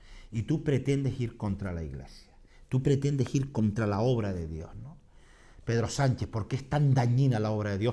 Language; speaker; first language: Spanish; native; Spanish